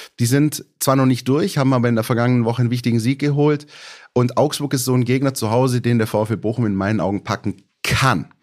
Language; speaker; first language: German; native; German